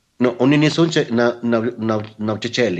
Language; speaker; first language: Polish; non-native, learner; Spanish